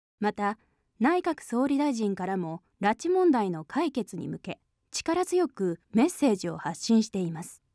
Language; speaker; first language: Japanese; native; Japanese